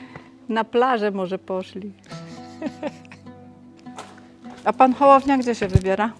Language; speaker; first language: Polish; native; Polish